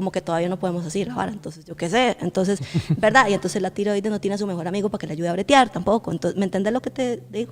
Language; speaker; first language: Spanish; native; Spanish